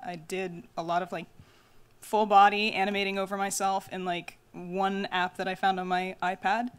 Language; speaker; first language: English; native; English